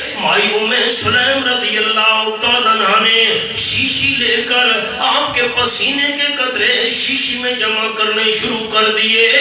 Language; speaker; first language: Urdu; non-native, local second language; Pashto